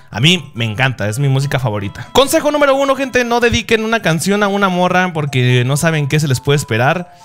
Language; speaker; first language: Spanish; early bilingual, other home language; Japanese